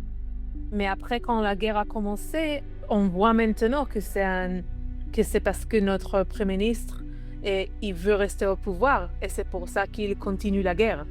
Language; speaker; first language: French; non-native, learner; Hebrew